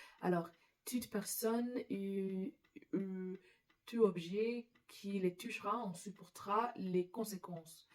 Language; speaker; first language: French; non-native, learner; English